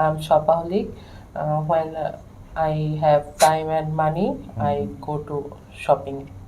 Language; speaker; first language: English; non-native, learner; Bangla